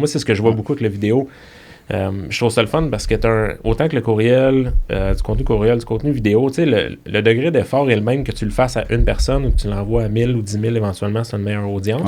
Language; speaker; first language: French; native; French